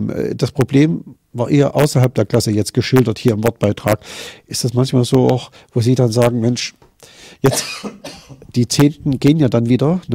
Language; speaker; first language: German; native; German